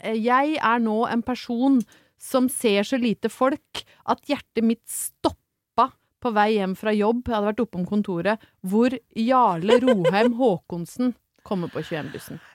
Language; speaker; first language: Norwegian; native; Norwegian